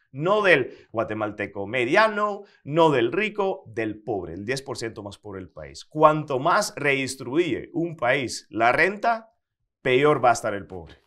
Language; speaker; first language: Spanish; non-native, fluent; Dutch